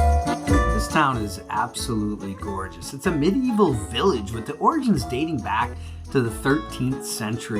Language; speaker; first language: English; native; English